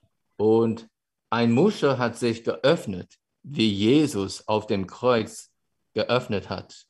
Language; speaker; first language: German; non-native, fluent; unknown